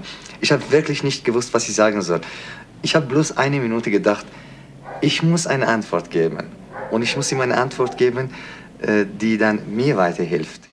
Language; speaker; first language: German; non-native, fluent; Persian